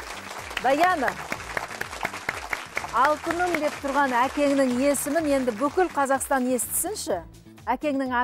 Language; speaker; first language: Kazakh; native; Kazakh